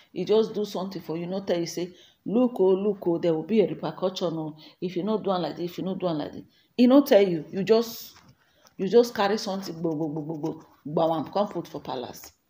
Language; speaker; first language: Nigerian Pidgin; non-native, local second language; Igbo